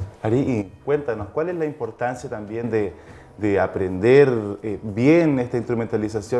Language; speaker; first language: Spanish; native; Spanish